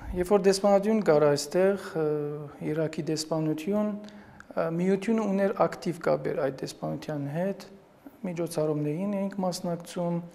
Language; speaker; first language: Armenian; early bilingual, heritage; Armenian